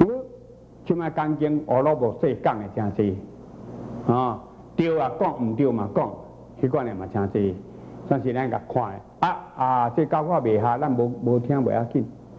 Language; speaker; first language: Chinese; native; Chinese